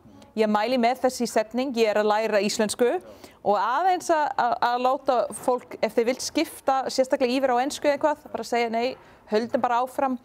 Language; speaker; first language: Icelandic; non-native, fluent; English